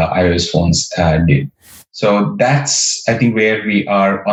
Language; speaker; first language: English; non-native, local second language; Marathi